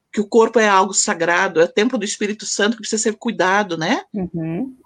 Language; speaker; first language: Portuguese; native; Portuguese